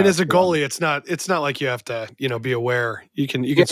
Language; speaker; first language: English; native; English